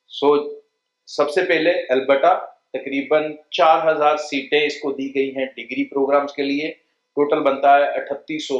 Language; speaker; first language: Hindi; non-native, local second language; Punjabi